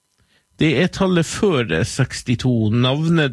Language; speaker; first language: Norwegian; native; Norwegian